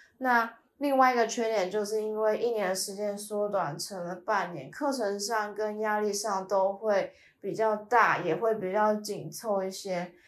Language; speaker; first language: Chinese; native; Chinese